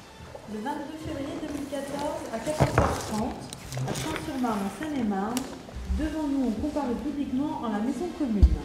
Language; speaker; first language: French; native; French